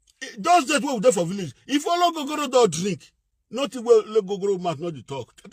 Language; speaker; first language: Nigerian Pidgin; native; Nigerian Pidgin